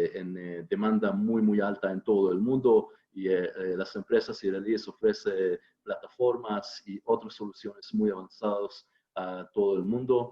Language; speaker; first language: Spanish; non-native, fluent; Hebrew